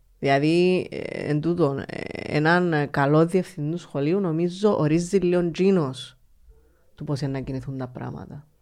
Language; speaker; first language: Greek; native; Greek